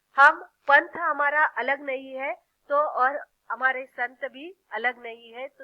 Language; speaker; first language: Hindi; non-native, local second language; Marathi